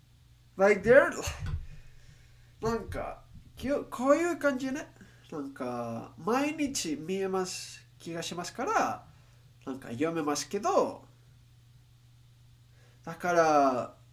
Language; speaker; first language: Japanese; non-native, learner; English